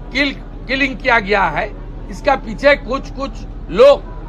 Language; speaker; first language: Hindi; non-native, local second language; Bangla